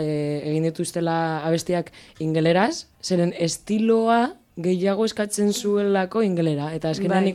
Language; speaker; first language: Basque; non-native, local second language; Spanish